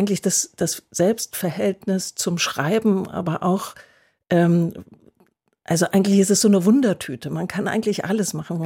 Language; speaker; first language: German; native; German